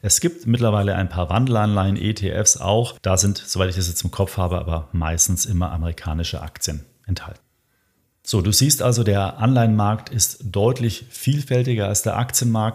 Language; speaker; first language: German; native; German